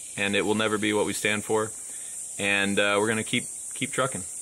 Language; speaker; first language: English; native; English